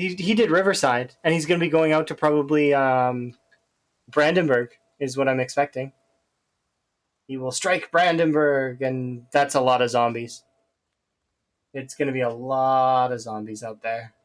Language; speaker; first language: English; native; English